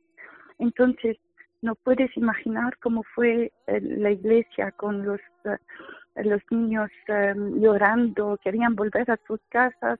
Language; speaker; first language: Spanish; non-native, fluent; Arabic